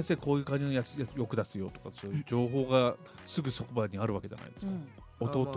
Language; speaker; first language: Japanese; native; Japanese